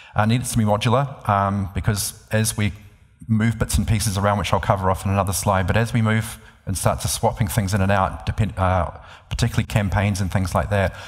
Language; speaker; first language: English; native; English